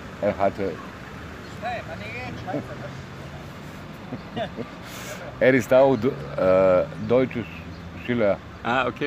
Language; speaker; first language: German; non-native, learner; Bosnian